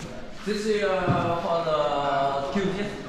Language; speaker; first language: English; non-native, learner; Vietnamese